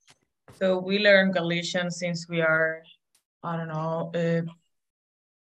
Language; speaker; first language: English; non-native, fluent; Spanish